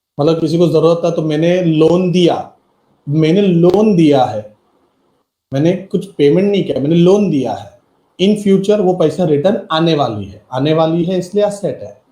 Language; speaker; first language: Hindi; native; Hindi